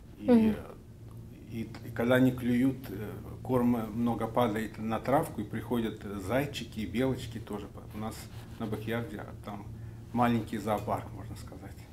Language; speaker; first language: Russian; native; Russian